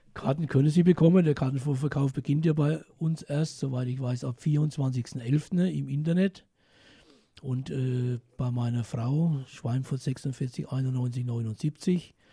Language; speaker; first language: German; native; German